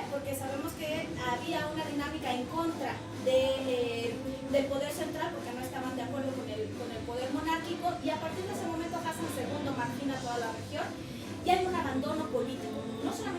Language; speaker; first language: Spanish; native; Spanish